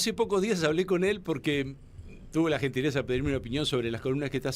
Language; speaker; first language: Spanish; native; Spanish